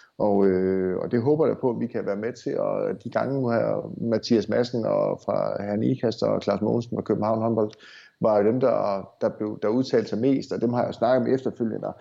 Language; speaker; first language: Danish; native; Danish